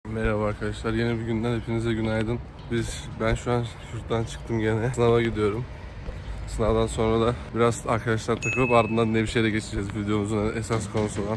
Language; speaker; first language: Turkish; native; Turkish